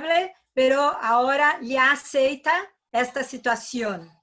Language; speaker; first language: Spanish; non-native, learner; Portuguese